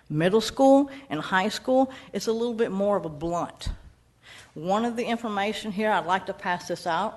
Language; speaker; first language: English; native; English